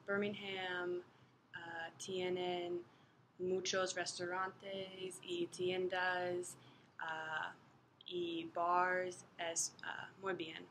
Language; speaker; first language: Spanish; non-native, learner; English